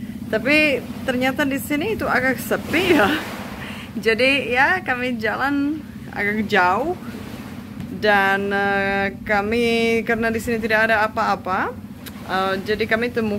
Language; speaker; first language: Indonesian; non-native, fluent; Czech